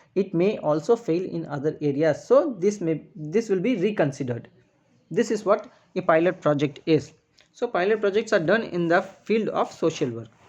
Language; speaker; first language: English; non-native, local second language; Tamil